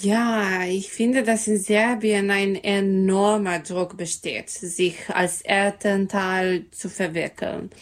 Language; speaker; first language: German; non-native, learner; Serbian